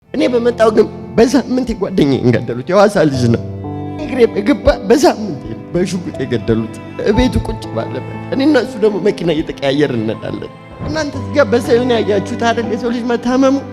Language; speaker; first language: Amharic; native; Amharic